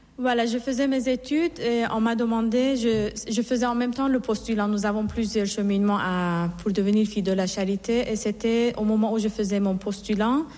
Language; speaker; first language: French; non-native, fluent; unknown